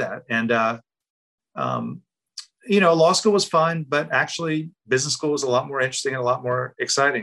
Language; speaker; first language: English; native; English